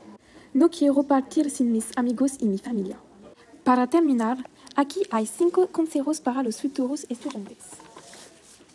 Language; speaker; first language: Spanish; non-native, learner; French